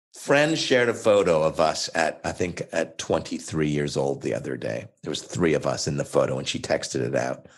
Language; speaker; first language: English; native; English